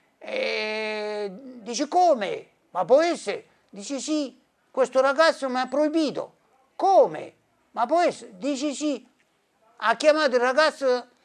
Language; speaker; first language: Italian; early bilingual, heritage; Italian